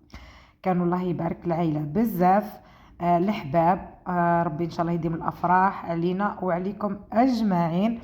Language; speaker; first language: Arabic; native; Arabic